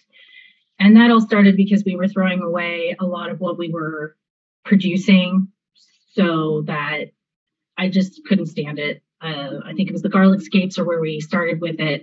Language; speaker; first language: English; native; English